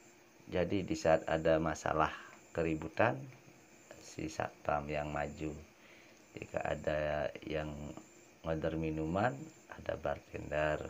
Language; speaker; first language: Indonesian; native; Indonesian